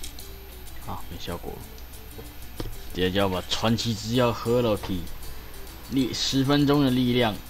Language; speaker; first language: Chinese; native; Chinese